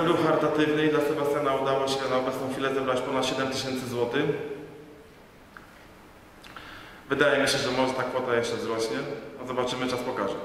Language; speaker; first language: Polish; native; Polish